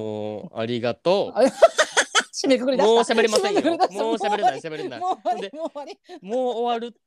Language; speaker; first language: Japanese; native; Japanese